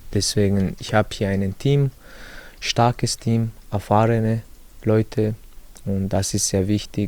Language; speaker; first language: German; non-native, learner; Chechen